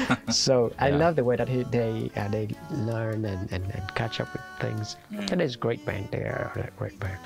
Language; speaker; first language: English; non-native, fluent; Vietnamese